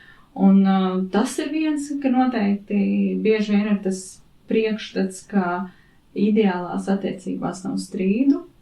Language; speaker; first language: Latvian; native; Latvian